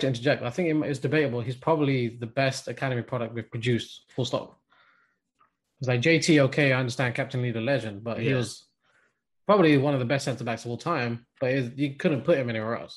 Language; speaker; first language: English; native; English